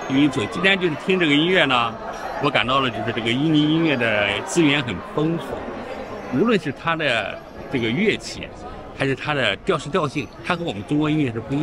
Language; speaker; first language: Chinese; native; Chinese